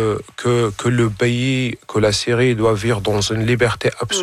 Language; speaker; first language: French; non-native, fluent; Arabic